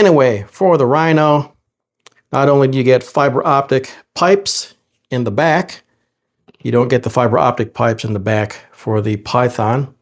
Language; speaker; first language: English; native; English